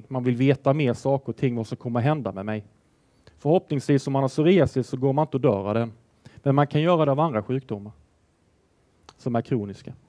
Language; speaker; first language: Swedish; native; Swedish